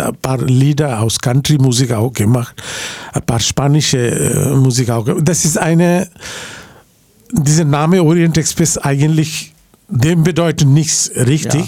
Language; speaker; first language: German; non-native, fluent; Bangla